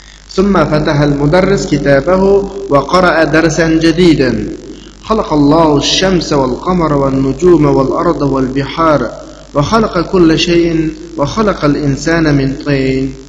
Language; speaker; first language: Arabic; non-native, fluent; Uyghur